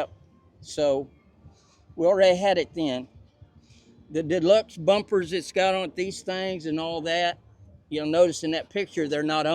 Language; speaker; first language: English; native; English